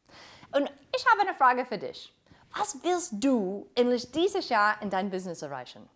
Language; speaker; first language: German; non-native, fluent; English